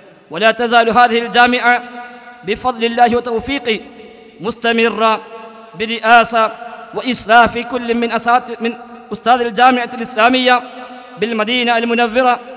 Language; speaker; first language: Arabic; non-native, fluent; Malayalam